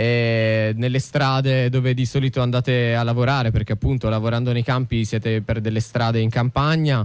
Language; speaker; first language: Italian; native; Italian